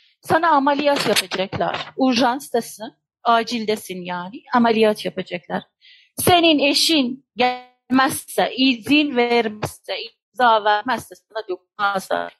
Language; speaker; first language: Turkish; non-native, fluent; Persian